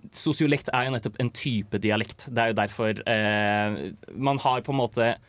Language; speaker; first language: Norwegian; native; Norwegian